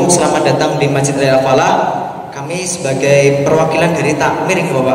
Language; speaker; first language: Indonesian; non-native, local second language; Javanese